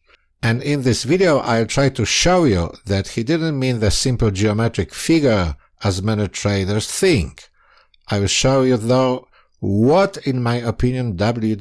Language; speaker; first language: English; non-native, fluent; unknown